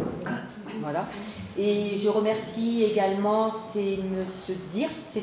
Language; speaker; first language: French; native; French